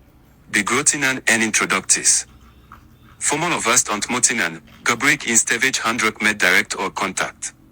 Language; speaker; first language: Dutch; non-native, learner; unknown